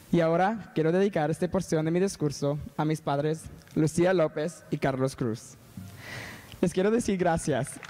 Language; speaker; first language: Spanish; early bilingual, heritage; Spanish